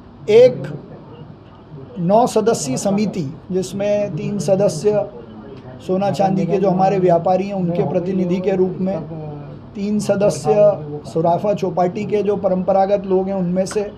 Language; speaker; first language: Hindi; native; Hindi